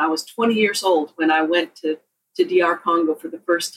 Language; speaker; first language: English; native; English